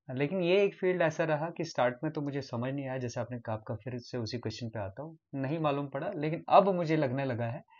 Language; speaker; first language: Hindi; non-native, local second language; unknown